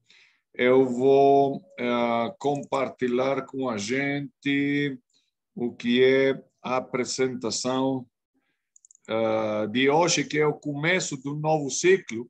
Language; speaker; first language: Portuguese; non-native, fluent; Spanish